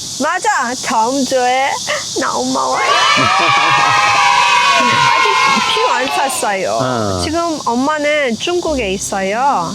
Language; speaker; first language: Korean; non-native, learner; Persian